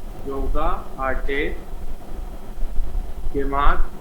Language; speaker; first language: German; non-native, learner; Hindi